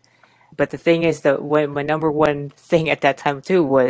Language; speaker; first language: English; non-native, local second language; Cebuano